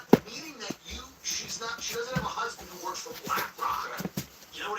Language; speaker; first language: English; native; English